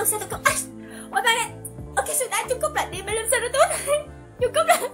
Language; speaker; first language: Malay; non-native, learner; Vietnamese